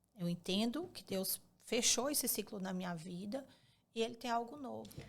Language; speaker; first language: Portuguese; native; Portuguese